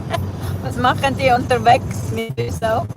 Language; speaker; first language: German; non-native, fluent; Cebuano